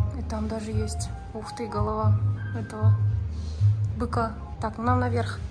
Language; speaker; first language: Russian; native; Russian